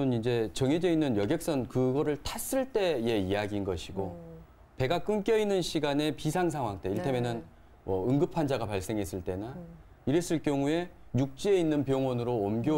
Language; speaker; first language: Korean; native; Korean